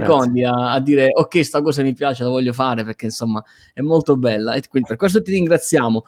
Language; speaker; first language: Italian; native; Italian